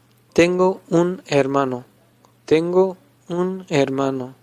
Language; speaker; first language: Spanish; non-native, fluent; Urdu